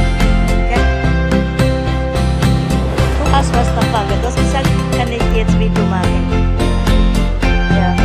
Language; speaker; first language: German; non-native, learner; Filipino